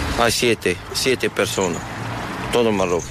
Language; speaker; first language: Spanish; non-native, learner; Arabic